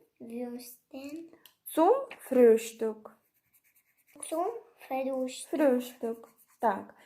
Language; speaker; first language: German; non-native, fluent; Ukrainian